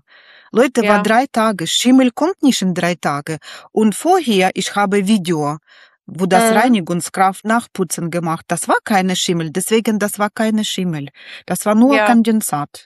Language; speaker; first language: German; non-native, learner; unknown